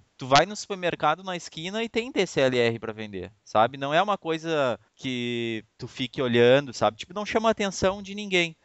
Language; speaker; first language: Portuguese; native; Portuguese